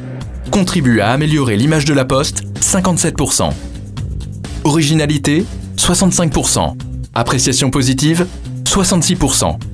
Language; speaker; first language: French; native; French